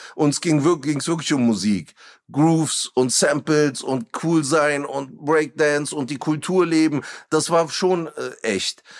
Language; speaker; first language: German; early bilingual, other home language; Turkish